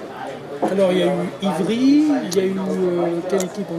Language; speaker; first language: French; native; French